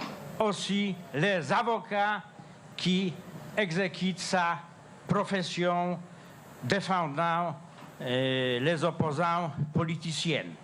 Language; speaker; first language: French; non-native, fluent; Polish